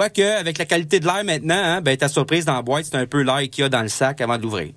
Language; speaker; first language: French; native; French